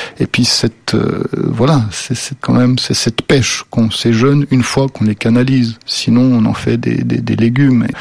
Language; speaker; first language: French; early bilingual, other home language; Slovenian